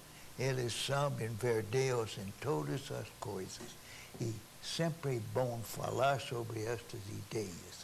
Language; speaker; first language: Portuguese; non-native, fluent; English